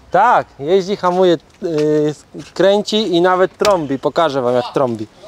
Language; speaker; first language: Polish; native; Polish